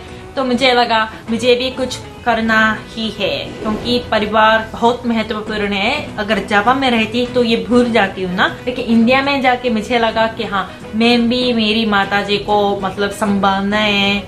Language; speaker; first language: Hindi; non-native, fluent; Japanese